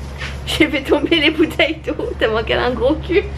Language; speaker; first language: French; native; French